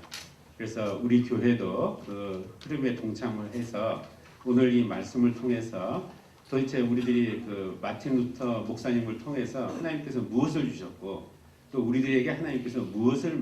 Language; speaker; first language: Korean; native; Korean